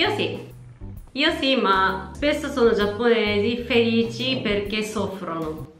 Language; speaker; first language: Italian; non-native, learner; Japanese